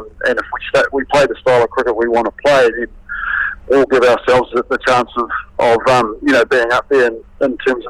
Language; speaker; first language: English; native; English